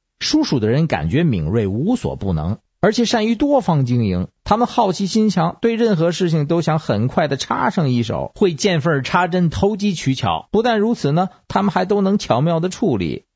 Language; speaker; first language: Chinese; native; Chinese